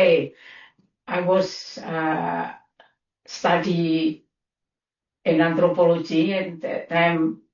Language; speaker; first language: English; non-native, learner; Indonesian